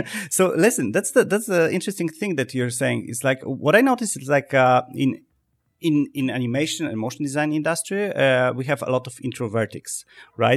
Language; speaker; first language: English; non-native, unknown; Polish